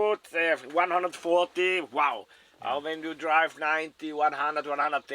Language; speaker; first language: English; non-native, learner; German